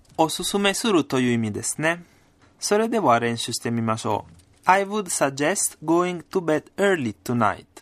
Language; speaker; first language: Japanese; non-native, fluent; Italian